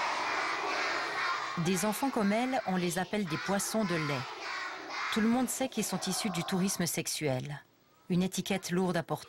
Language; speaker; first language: French; native; French